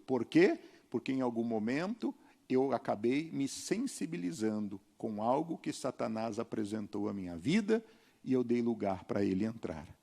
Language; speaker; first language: Portuguese; native; Portuguese